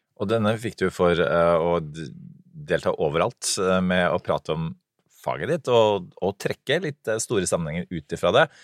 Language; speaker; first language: Norwegian; native; Norwegian